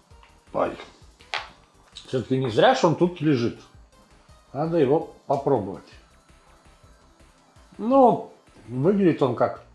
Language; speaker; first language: Russian; native; Russian